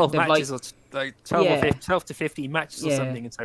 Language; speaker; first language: English; native; English